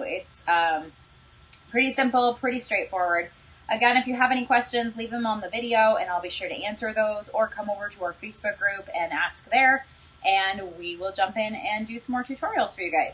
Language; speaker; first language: English; native; English